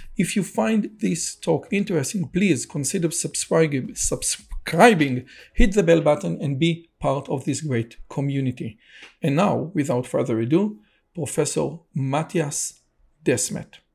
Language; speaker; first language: English; non-native, fluent; Hebrew